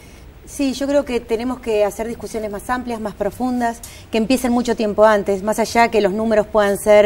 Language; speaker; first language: Spanish; native; Spanish